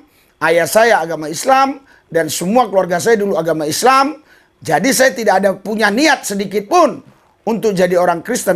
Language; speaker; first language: Indonesian; native; Indonesian